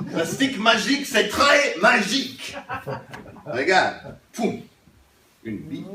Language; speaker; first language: French; non-native, learner; English